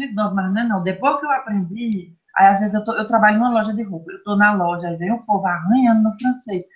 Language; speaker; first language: Portuguese; native; Portuguese